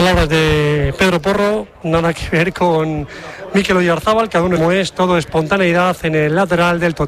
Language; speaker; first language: Spanish; native; Spanish